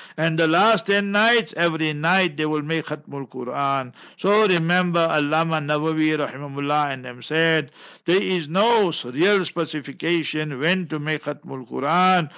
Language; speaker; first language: English; native; English